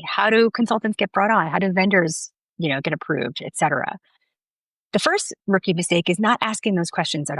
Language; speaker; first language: English; native; English